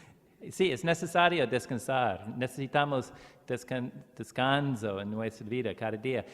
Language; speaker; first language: Spanish; non-native, learner; English